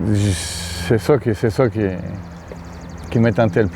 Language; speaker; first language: French; non-native, fluent; Spanish